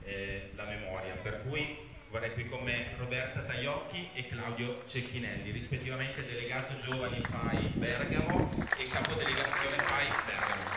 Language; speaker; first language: Italian; native; Italian